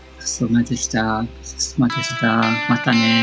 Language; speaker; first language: Japanese; non-native, learner; English